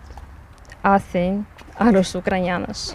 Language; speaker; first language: Spanish; non-native, learner; Ukrainian